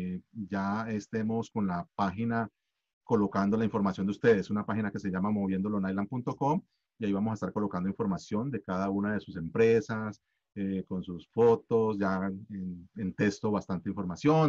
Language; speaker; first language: Spanish; native; Spanish